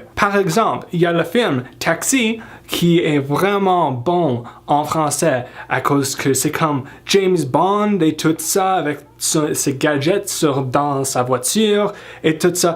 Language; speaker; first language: French; non-native, fluent; English